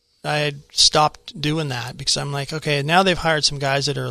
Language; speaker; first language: English; native; English